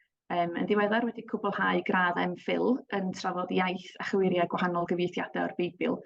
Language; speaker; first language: Welsh; native; Welsh